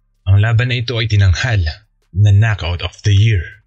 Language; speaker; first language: Filipino; native; Filipino